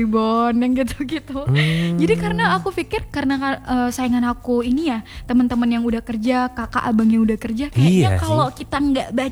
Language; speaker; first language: Indonesian; native; Indonesian